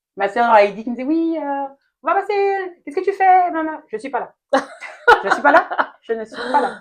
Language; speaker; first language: French; native; French